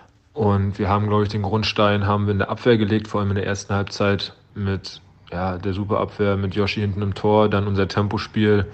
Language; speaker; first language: German; native; German